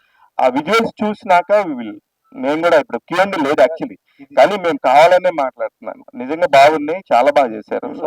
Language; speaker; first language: Telugu; native; Telugu